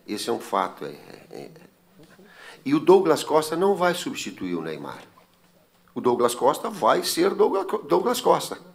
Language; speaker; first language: Portuguese; native; Portuguese